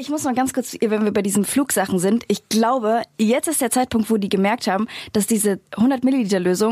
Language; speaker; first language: German; native; German